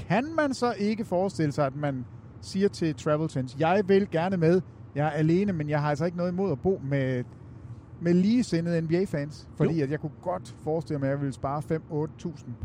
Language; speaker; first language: Danish; native; Danish